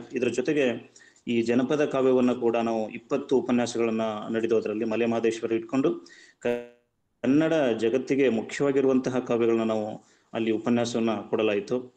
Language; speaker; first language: Kannada; native; Kannada